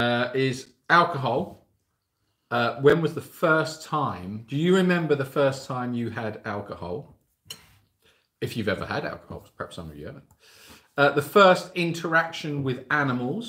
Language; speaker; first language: English; native; English